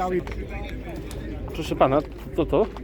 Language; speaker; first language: Polish; native; Polish